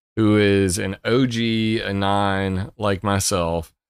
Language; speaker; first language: English; native; English